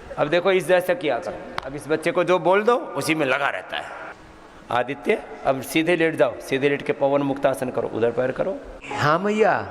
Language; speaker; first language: Hindi; native; Hindi